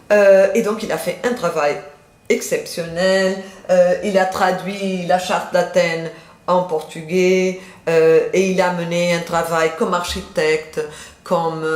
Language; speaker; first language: French; non-native, fluent; Portuguese